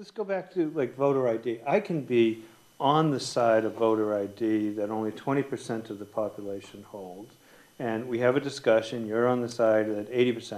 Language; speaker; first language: English; native; English